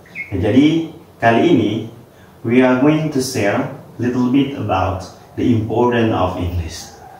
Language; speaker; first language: English; non-native, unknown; Indonesian